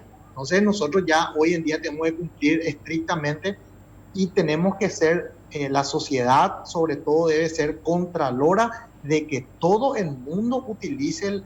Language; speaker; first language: Spanish; native; Spanish